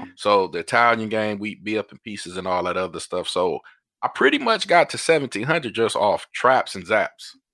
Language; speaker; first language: English; native; English